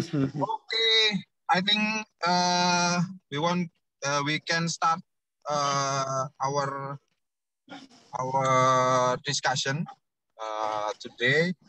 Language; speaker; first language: English; non-native, learner; Indonesian